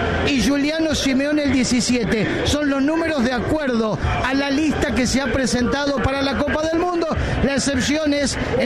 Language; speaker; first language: Spanish; native; Spanish